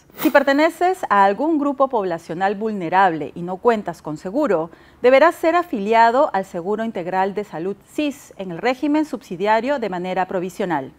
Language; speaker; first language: Spanish; native; Spanish